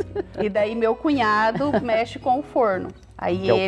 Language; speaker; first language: Portuguese; native; Portuguese